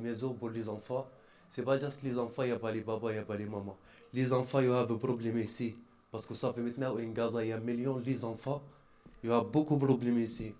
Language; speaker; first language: French; non-native, learner; Arabic